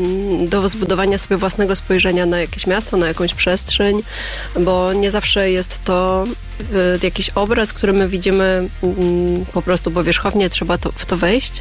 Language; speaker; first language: Polish; native; Polish